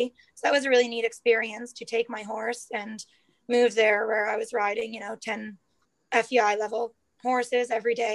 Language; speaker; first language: English; native; English